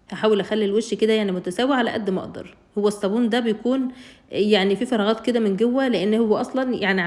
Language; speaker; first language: Arabic; native; Arabic